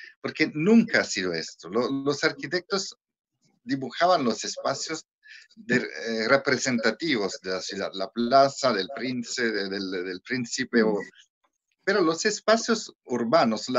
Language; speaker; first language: Spanish; non-native, fluent; Italian